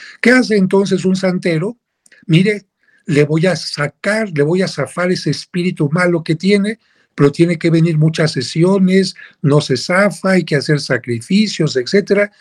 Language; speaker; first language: Spanish; native; Spanish